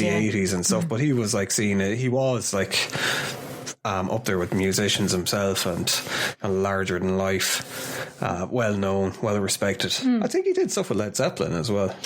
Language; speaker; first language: English; native; English